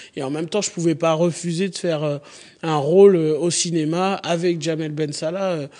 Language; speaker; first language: French; native; French